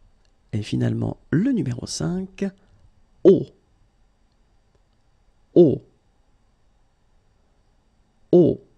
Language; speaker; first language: French; native; French